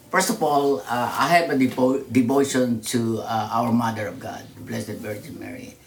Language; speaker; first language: English; non-native, local second language; Filipino